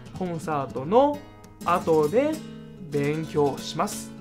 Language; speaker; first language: Japanese; non-native, fluent; Chinese